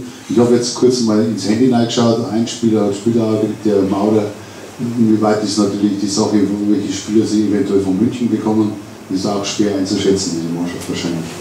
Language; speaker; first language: German; native; German